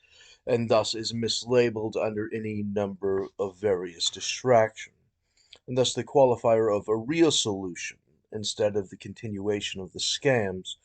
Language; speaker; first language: English; native; English